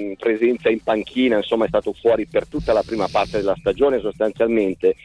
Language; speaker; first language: Italian; native; Italian